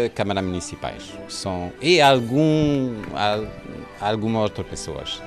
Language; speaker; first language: Portuguese; non-native, fluent; French